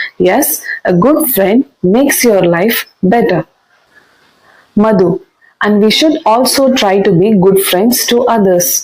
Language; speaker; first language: English; non-native, local second language; Tamil